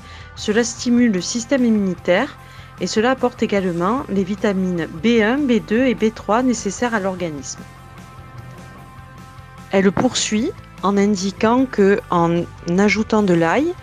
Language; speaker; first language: French; native; French